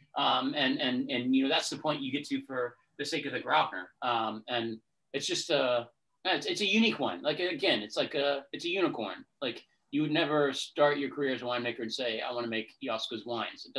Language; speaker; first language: English; native; English